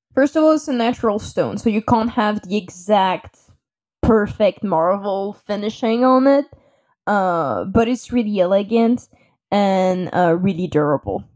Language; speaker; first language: English; non-native, fluent; French